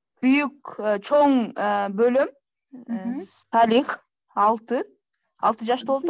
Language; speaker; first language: Turkish; non-native, learner; Kyrgyz